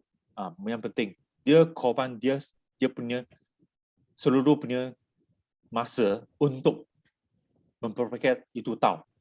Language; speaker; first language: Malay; non-native, local second language; Chinese